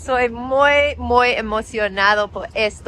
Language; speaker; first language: Spanish; non-native, learner; English